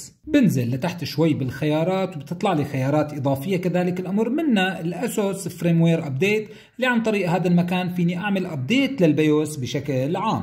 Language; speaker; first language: Arabic; native; Arabic